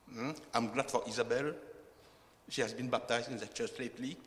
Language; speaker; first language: English; non-native, fluent; Chinese